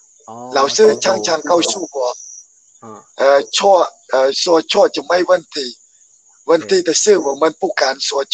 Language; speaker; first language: Chinese; non-native, learner; Khmer